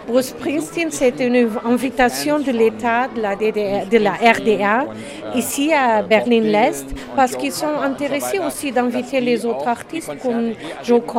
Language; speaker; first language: French; non-native, learner; German